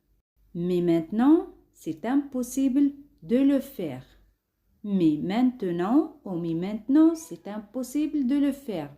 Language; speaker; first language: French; non-native, fluent; Spanish